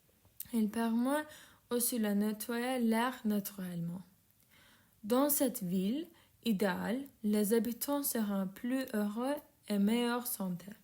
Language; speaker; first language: French; non-native, learner; Turkish